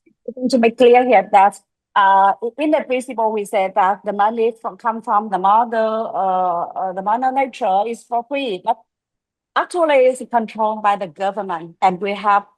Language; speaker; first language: English; non-native, learner; Vietnamese